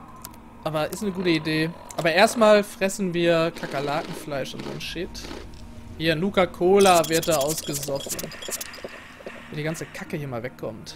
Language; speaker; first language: German; native; German